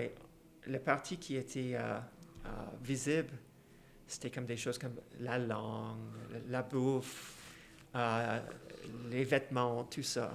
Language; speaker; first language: French; non-native, fluent; Persian